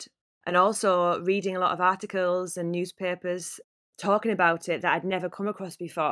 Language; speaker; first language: English; native; English